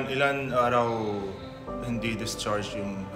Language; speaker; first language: Filipino; non-native, learner; Arabic